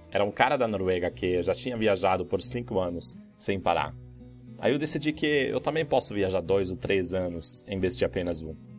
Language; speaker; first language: Portuguese; non-native, fluent; German